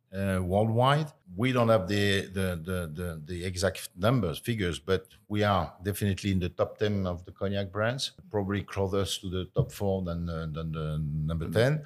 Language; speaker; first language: English; non-native, fluent; French